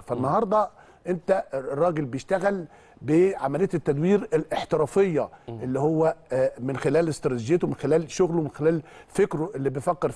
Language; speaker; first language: Arabic; native; Arabic